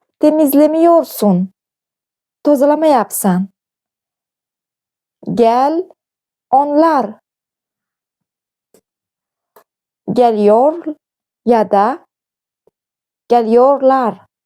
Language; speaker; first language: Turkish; non-native, fluent; Uzbek